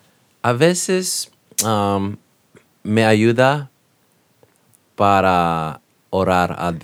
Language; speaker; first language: Spanish; non-native, learner; English